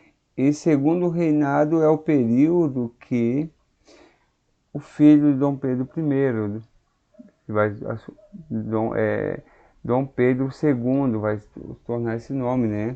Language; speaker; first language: Portuguese; native; Portuguese